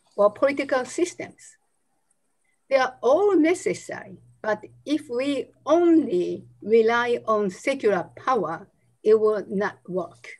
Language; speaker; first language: English; non-native, fluent; Japanese